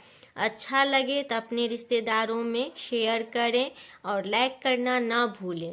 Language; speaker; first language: Hindi; native; Hindi